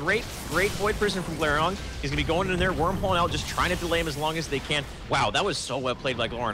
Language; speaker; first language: English; native; English